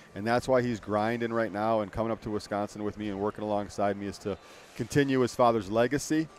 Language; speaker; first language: English; native; English